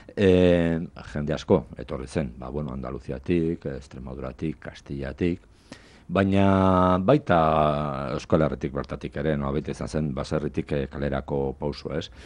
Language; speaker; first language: Basque; non-native, local second language; Spanish